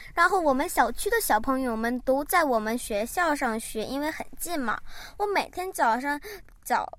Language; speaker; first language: Chinese; early bilingual, heritage; Chinese